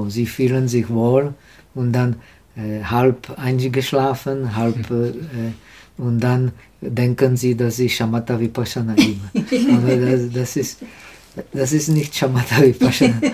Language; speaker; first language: German; non-native, learner; Czech